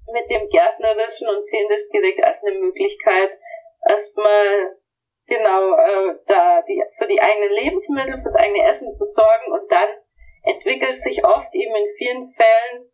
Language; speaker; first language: German; native; German